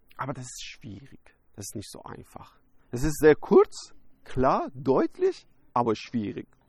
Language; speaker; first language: German; non-native, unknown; Persian